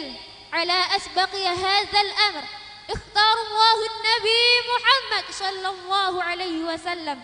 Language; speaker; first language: Arabic; non-native, learner; Indonesian